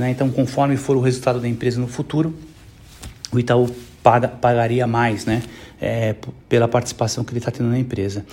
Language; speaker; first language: Portuguese; native; Portuguese